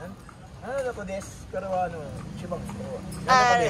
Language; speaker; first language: Japanese; non-native, learner; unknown